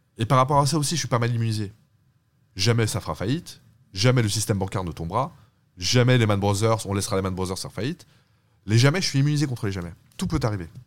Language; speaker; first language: French; early bilingual, other home language; Turkish